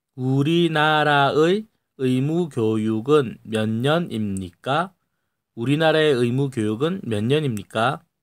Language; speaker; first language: Korean; native; Korean